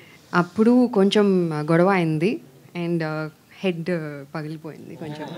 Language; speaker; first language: Telugu; non-native, fluent; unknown